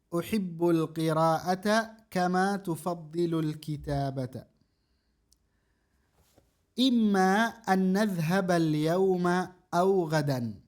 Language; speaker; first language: Arabic; non-native, fluent; Indonesian